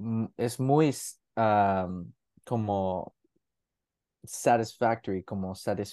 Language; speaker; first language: Spanish; non-native, learner; English